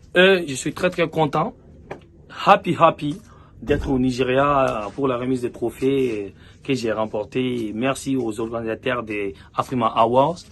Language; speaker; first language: French; non-native, local second language; Bambara